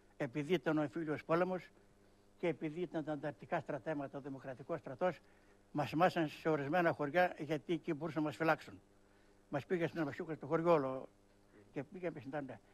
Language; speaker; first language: Greek; native; Greek